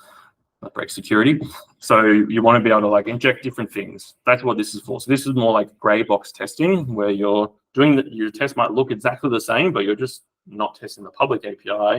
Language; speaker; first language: English; native; English